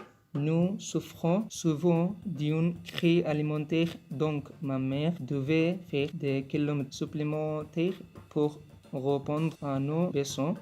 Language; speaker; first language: French; non-native, learner; Bangla